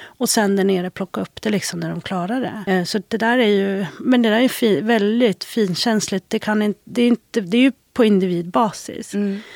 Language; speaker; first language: Swedish; native; Swedish